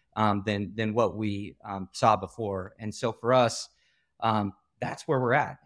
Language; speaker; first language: English; native; English